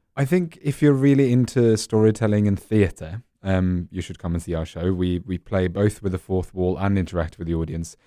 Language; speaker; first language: English; non-native, fluent; Norwegian